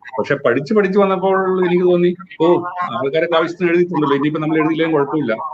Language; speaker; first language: Malayalam; native; Malayalam